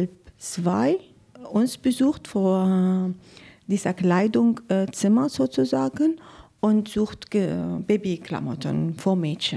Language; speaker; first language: German; non-native, learner; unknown